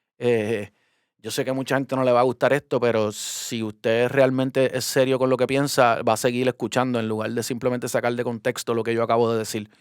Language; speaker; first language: Spanish; native; Spanish